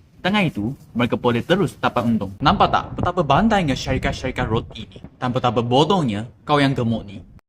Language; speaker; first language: Malay; native; Malay